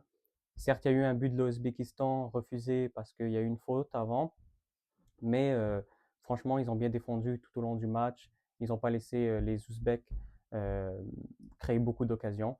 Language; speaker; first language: French; native; French